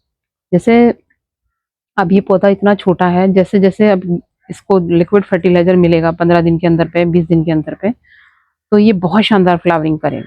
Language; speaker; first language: Hindi; native; Hindi